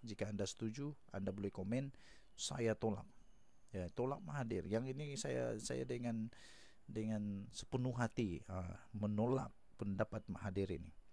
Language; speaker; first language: Malay; non-native, local second language; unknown